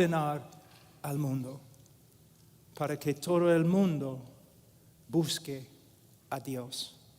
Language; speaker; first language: Spanish; non-native, fluent; English